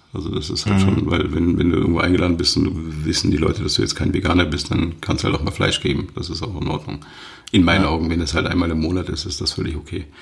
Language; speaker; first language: German; native; German